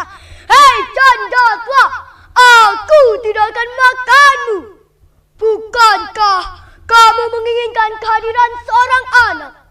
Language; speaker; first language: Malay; non-native, local second language; Javanese